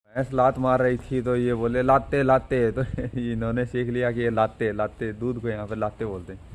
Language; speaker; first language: Hindi; native; Hindi